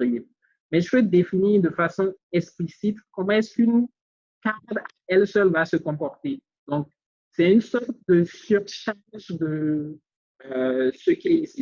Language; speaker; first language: French; native; French